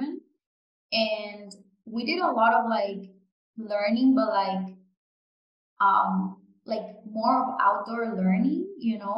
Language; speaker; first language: English; non-native, fluent; Japanese